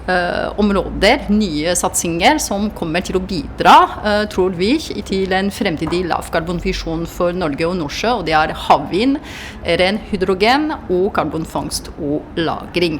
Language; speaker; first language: Norwegian; non-native, fluent; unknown